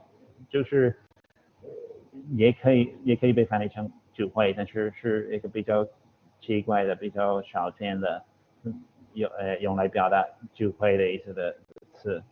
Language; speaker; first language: Chinese; non-native, fluent; English